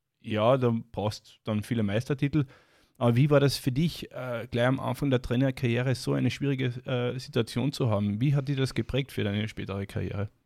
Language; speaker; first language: German; native; German